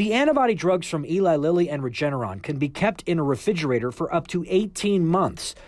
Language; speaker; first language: English; native; English